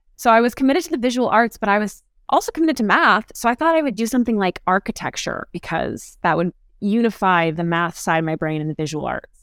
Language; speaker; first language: English; native; English